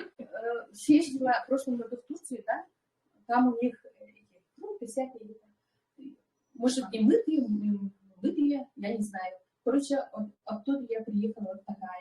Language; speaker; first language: Russian; non-native, local second language; Yakut